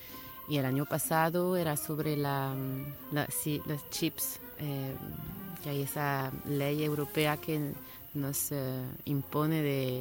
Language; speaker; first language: Spanish; non-native, fluent; French